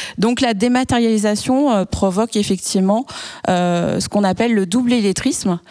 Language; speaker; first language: French; native; French